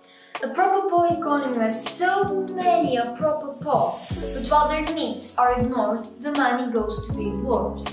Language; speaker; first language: English; non-native, learner; Portuguese